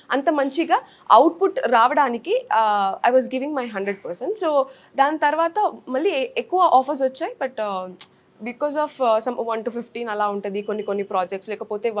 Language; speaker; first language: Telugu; native; Telugu